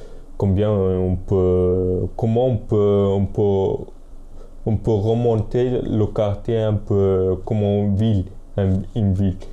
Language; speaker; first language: French; non-native, fluent; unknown